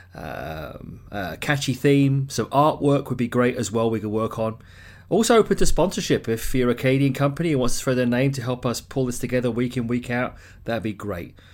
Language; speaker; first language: English; native; English